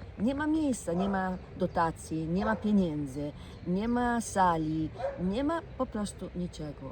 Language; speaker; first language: Polish; non-native, fluent; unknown